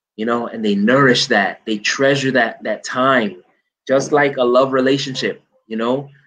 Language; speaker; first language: English; native; English